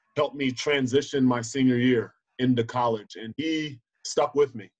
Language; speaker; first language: English; native; English